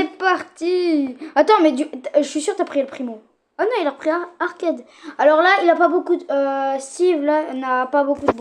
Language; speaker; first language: French; native; French